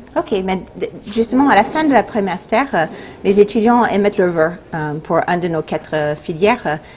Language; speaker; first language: French; non-native, fluent; English